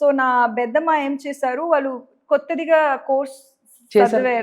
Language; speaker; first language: Telugu; non-native, learner; Tamil